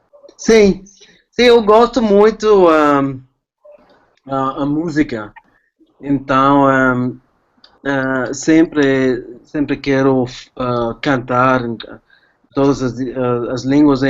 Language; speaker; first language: Portuguese; non-native, fluent; English